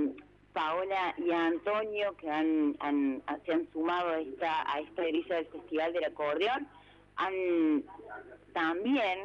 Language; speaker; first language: Spanish; native; Spanish